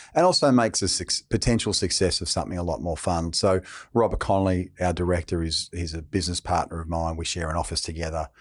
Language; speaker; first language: English; native; English